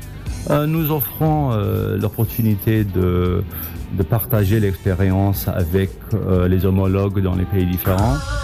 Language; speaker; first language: French; non-native, fluent; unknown